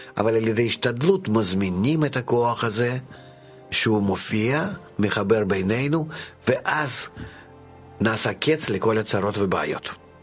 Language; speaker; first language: Hebrew; non-native, fluent; Russian